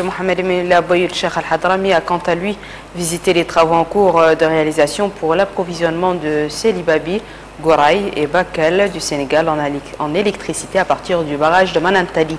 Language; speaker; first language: French; non-native, local second language; Arabic